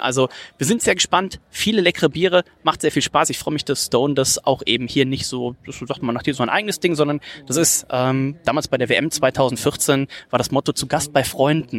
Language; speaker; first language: German; native; German